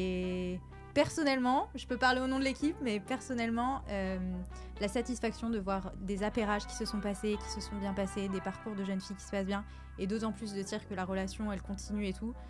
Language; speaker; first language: French; native; French